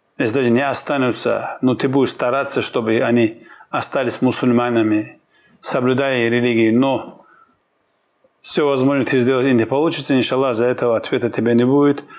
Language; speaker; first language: Russian; non-native, local second language; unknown